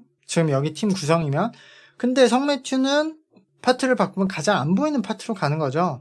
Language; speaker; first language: Korean; native; Korean